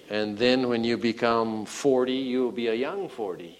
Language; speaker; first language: English; native; English